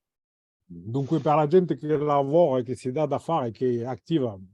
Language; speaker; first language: Italian; non-native, fluent; French